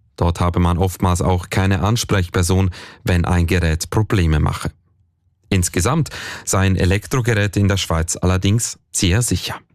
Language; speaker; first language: German; native; German